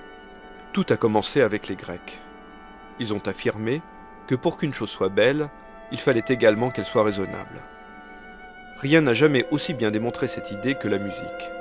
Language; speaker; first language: French; native; French